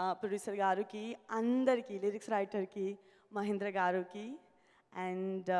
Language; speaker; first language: Telugu; non-native, learner; Gujarati